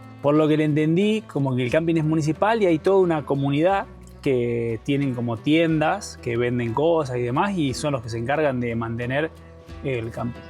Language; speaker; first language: Spanish; native; Spanish